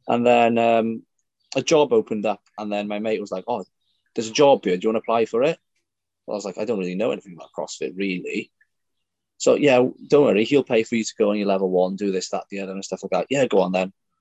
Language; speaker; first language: English; native; English